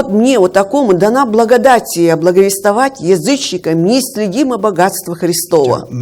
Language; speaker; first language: Russian; native; Russian